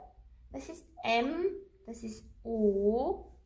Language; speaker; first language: German; non-native, learner; Azerbaijani